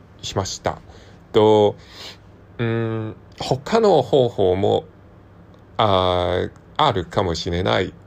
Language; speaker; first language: Japanese; non-native, learner; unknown